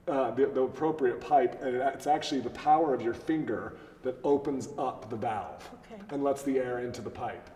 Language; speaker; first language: English; native; English